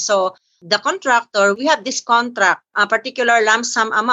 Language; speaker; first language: English; non-native, local second language; Filipino